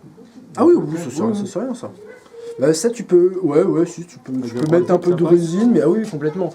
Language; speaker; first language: French; native; French